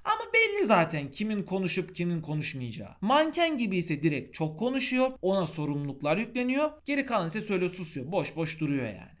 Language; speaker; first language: Turkish; native; Turkish